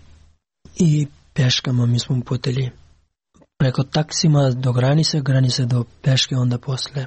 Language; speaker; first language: Serbian; non-native, learner; Pashto